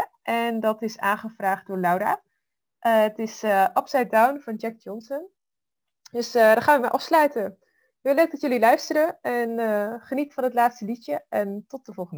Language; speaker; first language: Dutch; native; Dutch